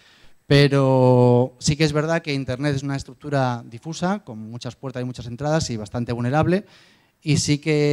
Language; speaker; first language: Spanish; native; Spanish